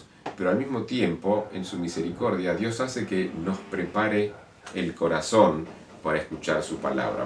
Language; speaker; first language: Spanish; native; Spanish